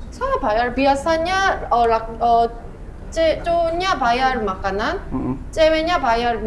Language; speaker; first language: Indonesian; non-native, learner; Korean